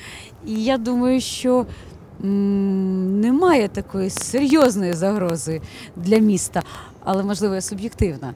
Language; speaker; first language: Ukrainian; native; Ukrainian